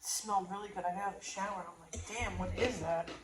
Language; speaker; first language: English; native; English